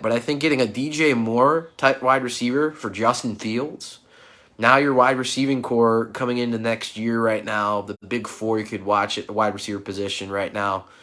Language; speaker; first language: English; native; English